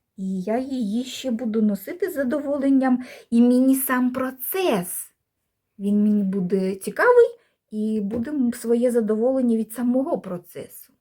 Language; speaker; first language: Ukrainian; non-native, local second language; Russian